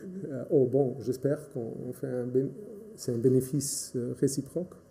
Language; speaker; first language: French; non-native, fluent; Portuguese